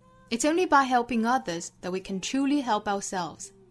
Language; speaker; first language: English; non-native, fluent; Chinese